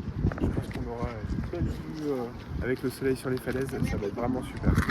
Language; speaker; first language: French; native; French